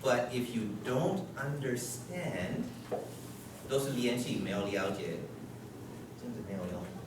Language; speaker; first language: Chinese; non-native, fluent; English